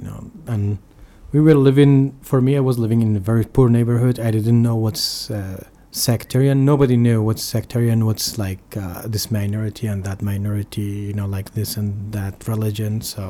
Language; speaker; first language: English; non-native, fluent; Arabic